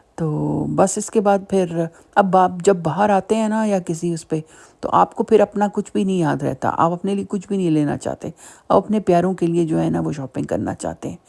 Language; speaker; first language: Urdu; native; Urdu